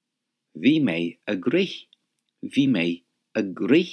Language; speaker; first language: Irish; non-native, learner; English